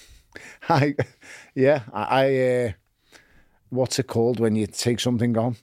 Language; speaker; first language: English; native; English